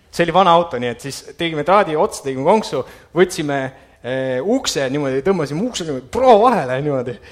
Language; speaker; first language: Estonian; native; Estonian